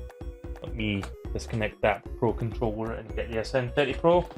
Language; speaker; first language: English; native; English